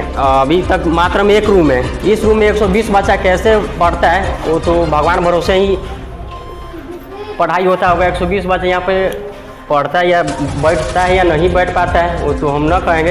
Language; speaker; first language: Hindi; non-native, local second language; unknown